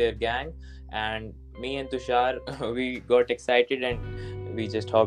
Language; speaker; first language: English; non-native, local second language; Hindi